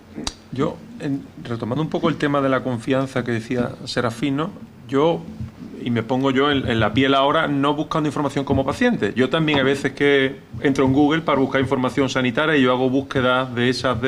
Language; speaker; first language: Spanish; native; Spanish